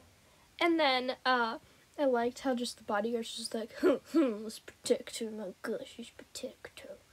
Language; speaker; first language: English; native; English